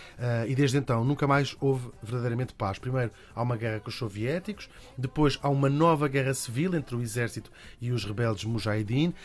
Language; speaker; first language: Portuguese; native; Portuguese